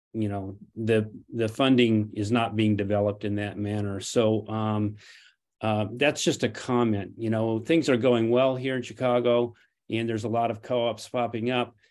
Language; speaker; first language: English; non-native, fluent; Portuguese